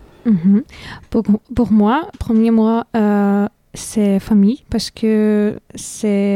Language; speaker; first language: French; non-native, fluent; Lithuanian